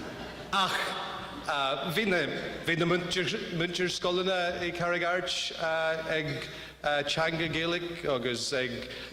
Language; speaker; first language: Irish; non-native, learner; English